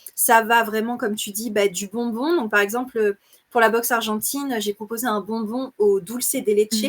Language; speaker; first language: French; native; French